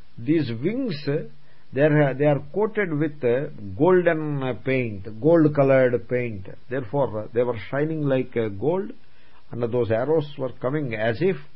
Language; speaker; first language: English; non-native, local second language; Telugu